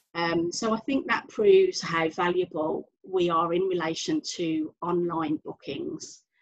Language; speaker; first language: English; native; English